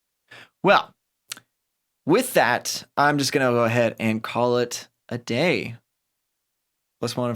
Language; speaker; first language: English; native; English